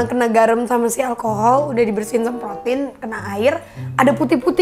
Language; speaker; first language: Indonesian; native; Indonesian